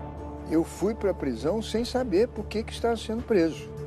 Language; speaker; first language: Portuguese; native; Portuguese